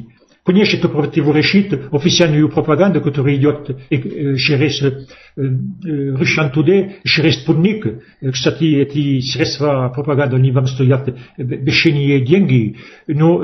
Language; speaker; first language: Russian; non-native, fluent; French